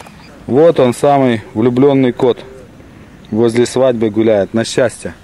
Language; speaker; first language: Russian; native; Russian